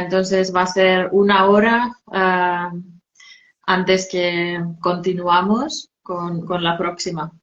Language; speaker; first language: Spanish; non-native, fluent; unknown